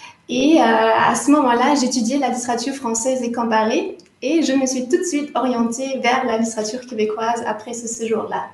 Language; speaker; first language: French; non-native, fluent; German